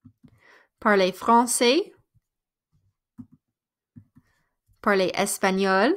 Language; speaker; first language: French; non-native, fluent; English